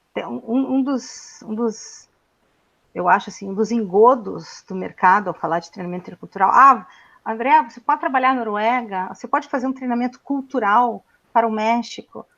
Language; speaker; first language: Portuguese; native; Portuguese